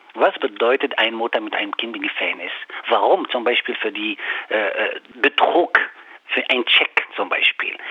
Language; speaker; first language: German; non-native, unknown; Arabic